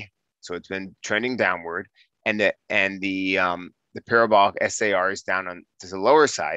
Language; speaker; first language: English; native; English